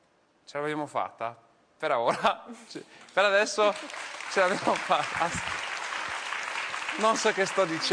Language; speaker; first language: Italian; non-native, fluent; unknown